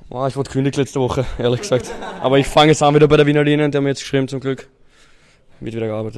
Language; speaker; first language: German; native; German